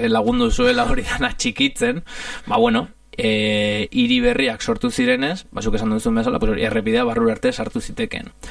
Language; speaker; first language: Basque; non-native, fluent; Italian